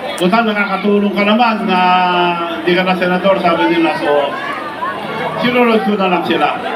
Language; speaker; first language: Filipino; non-native, local second language; Iloko